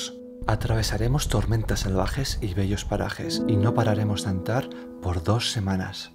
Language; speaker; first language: Spanish; native; Spanish